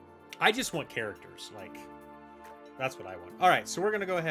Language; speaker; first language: English; native; English